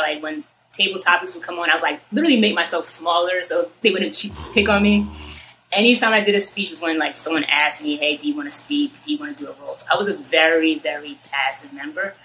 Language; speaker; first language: English; native; English